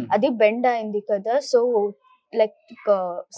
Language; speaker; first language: Telugu; non-native, local second language; Kannada